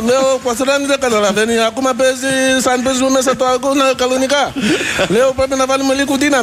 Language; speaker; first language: Greek; non-native, local second language; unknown